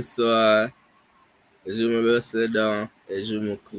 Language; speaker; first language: French; non-native, learner; English